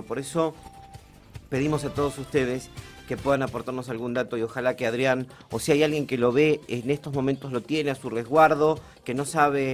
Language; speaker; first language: Spanish; native; Spanish